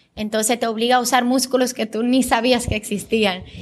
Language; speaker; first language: Spanish; early bilingual, other home language; Bulgarian